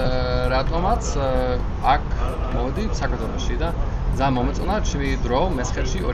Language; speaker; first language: Georgian; non-native, learner; English